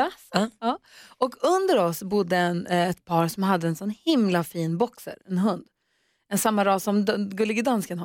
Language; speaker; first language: Swedish; native; Swedish